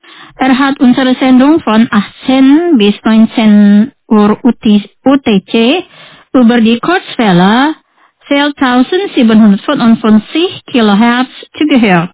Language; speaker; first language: German; non-native, fluent; Indonesian